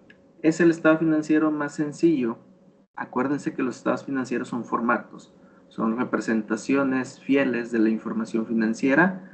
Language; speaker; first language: Spanish; native; Spanish